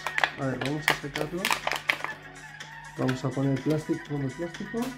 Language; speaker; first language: Spanish; native; Spanish